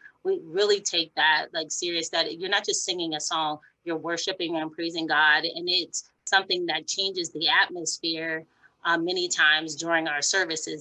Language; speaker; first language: English; native; English